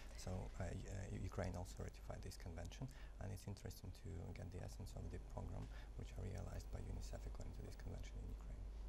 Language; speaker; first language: English; non-native, fluent; Ukrainian